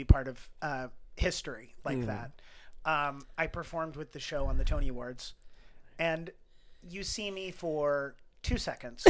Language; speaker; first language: English; native; English